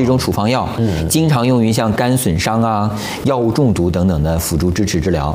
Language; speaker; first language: Chinese; native; Chinese